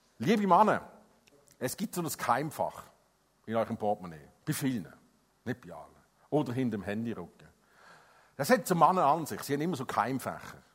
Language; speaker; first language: German; non-native, fluent; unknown